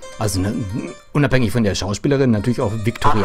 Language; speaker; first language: German; native; German